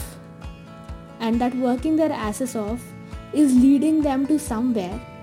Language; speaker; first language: English; non-native, local second language; Hindi